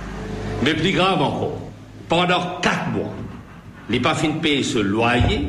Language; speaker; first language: French; non-native, local second language; Morisyen